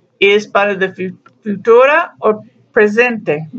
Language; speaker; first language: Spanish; non-native, learner; English